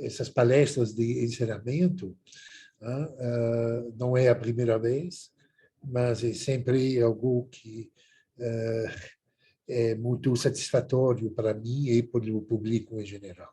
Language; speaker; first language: Portuguese; non-native, fluent; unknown